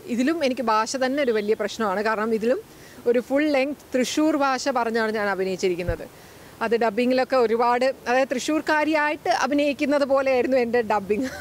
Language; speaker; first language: Malayalam; native; Malayalam